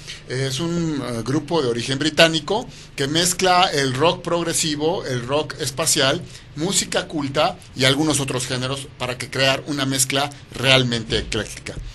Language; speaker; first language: Spanish; native; Spanish